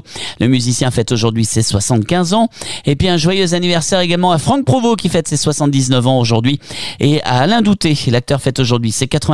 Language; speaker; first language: French; native; French